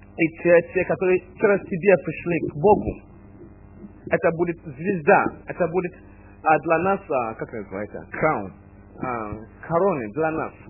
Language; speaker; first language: Russian; non-native, fluent; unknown